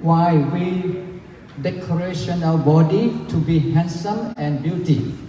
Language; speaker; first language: English; non-native, learner; Thai